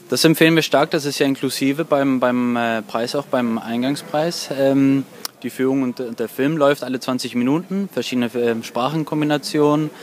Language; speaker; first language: German; non-native, fluent; Swedish